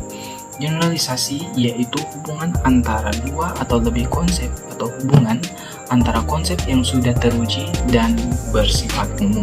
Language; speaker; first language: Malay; non-native, local second language; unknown